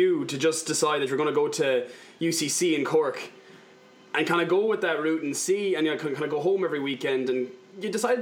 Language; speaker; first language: English; native; English